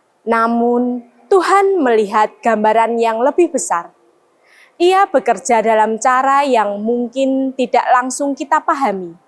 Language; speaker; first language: Indonesian; native; Indonesian